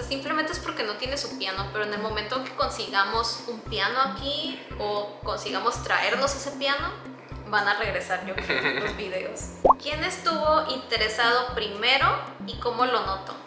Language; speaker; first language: Spanish; native; Spanish